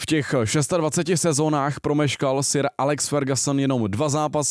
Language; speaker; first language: Czech; native; Czech